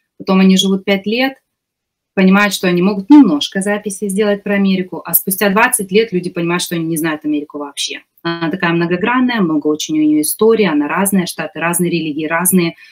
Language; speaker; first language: Russian; native; Russian